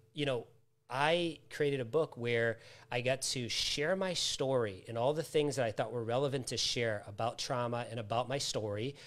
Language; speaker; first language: English; native; English